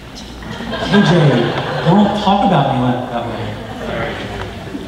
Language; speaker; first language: English; native; English